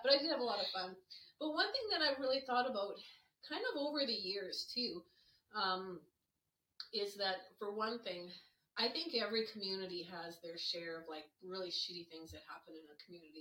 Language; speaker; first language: English; native; English